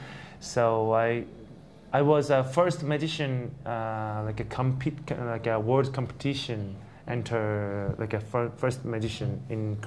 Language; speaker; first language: English; non-native, learner; Korean